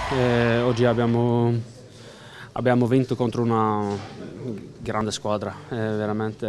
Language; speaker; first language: Italian; non-native, fluent; Swedish